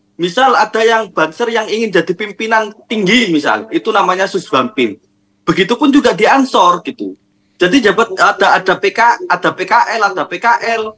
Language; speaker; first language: Indonesian; non-native, local second language; Madurese